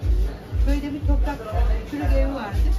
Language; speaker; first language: Turkish; native; Turkish